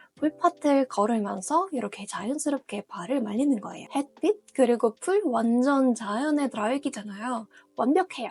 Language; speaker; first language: Korean; non-native, fluent; Russian